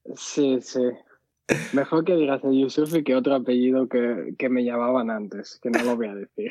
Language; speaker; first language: Spanish; early bilingual, other home language; Arabic